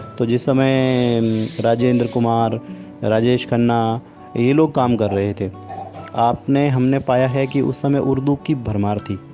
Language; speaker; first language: Hindi; native; Hindi